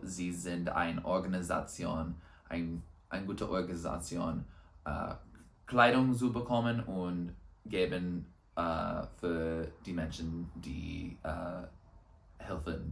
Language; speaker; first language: German; non-native, learner; English